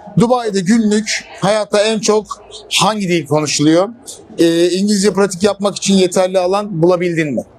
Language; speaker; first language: Turkish; native; Turkish